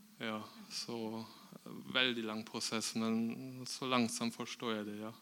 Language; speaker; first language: Norwegian; non-native, fluent; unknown